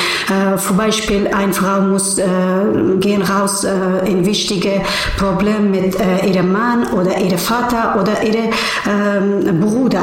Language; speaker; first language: German; non-native, learner; Persian